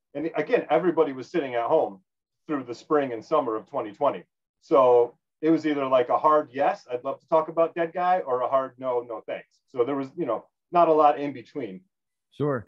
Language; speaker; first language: English; native; English